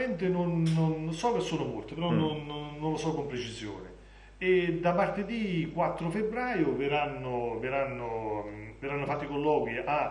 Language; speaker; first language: Italian; native; Italian